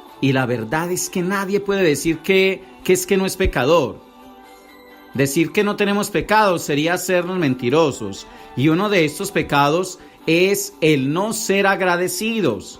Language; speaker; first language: Spanish; native; Spanish